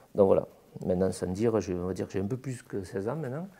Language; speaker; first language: French; native; French